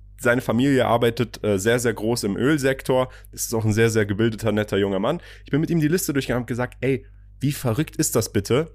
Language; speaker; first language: German; early bilingual, other home language; Persian